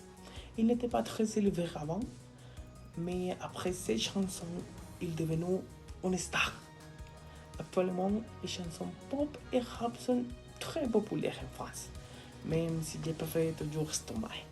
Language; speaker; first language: French; non-native, fluent; Spanish